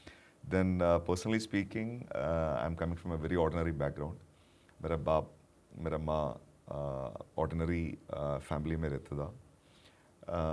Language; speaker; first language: Hindi; non-native, local second language; Malayalam